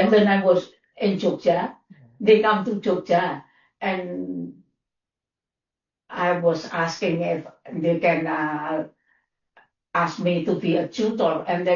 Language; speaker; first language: English; non-native, learner; Indonesian